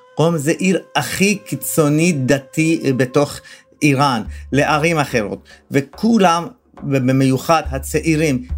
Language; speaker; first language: Hebrew; non-native, fluent; Persian